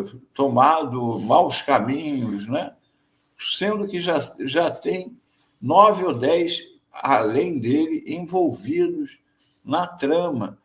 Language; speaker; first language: Portuguese; native; Portuguese